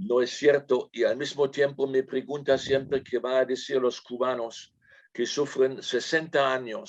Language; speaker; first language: Spanish; non-native, fluent; German